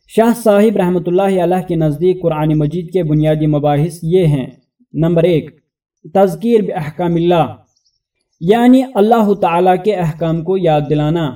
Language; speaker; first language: Urdu; native; Urdu